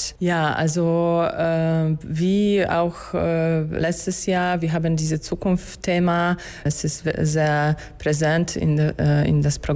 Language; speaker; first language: German; non-native, fluent; Polish